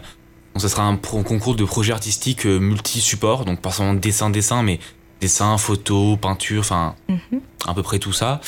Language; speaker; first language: French; native; French